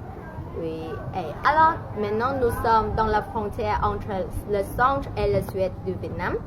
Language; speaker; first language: French; non-native, learner; Vietnamese